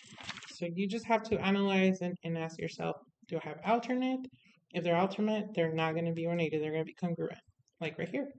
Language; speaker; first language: English; native; English